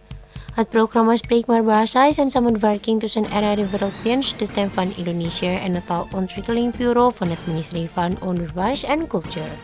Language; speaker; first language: Dutch; non-native, learner; Indonesian